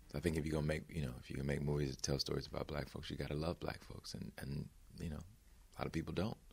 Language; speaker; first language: English; native; English